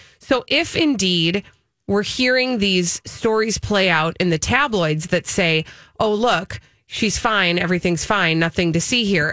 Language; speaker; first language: English; native; English